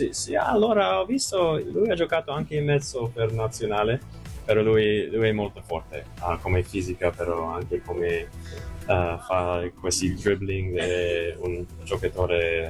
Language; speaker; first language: Italian; non-native, fluent; English